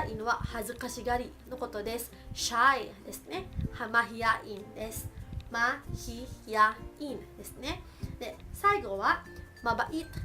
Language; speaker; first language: Japanese; early bilingual, other home language; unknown